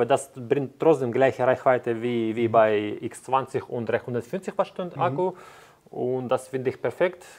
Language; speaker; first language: German; non-native, fluent; Ukrainian